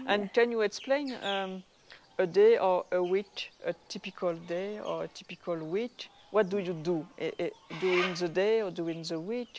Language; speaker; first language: English; non-native, learner; French